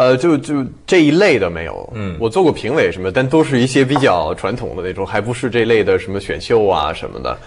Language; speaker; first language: Chinese; non-native, fluent; French